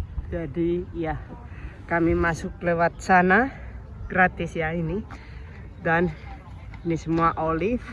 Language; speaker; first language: Indonesian; non-native, fluent; Spanish